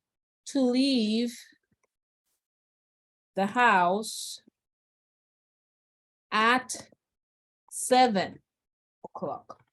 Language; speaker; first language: English; non-native, learner; Spanish